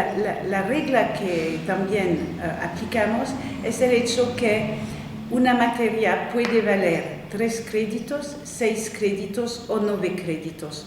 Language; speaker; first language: Spanish; non-native, fluent; French